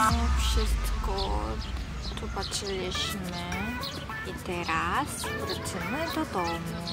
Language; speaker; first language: Polish; non-native, learner; Korean